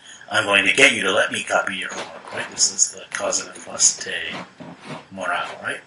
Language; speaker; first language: English; native; English